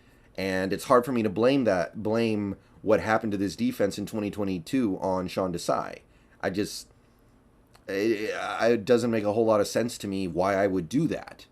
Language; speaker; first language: English; native; English